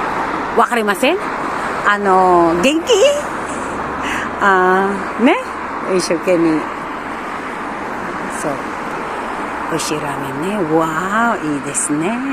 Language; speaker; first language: Japanese; non-native, learner; Filipino